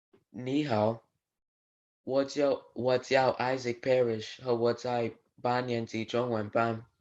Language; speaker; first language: Chinese; non-native, learner; English